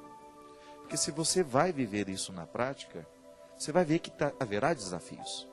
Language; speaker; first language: Portuguese; native; Portuguese